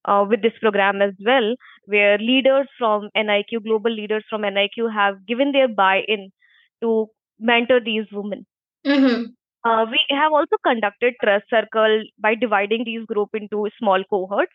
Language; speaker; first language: English; non-native, local second language; Hindi